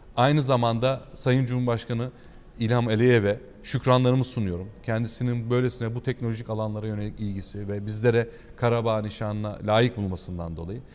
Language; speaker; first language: Turkish; native; Turkish